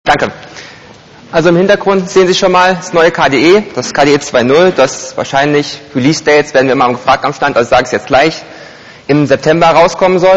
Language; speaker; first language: German; native; German